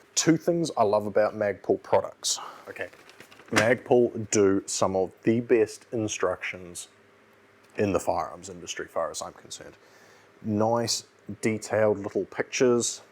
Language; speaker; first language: English; native; English